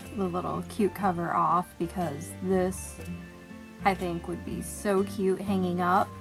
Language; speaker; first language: English; native; English